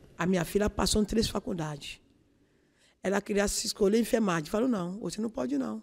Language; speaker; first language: Portuguese; non-native, learner; Yoruba